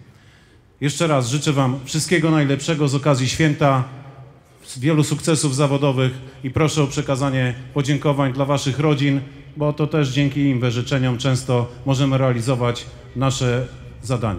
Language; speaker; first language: Polish; native; Polish